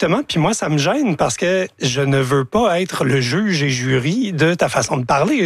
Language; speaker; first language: French; native; French